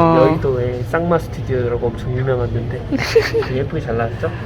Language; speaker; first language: Korean; native; Korean